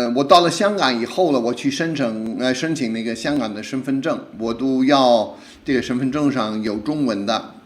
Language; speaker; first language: Chinese; non-native, fluent; English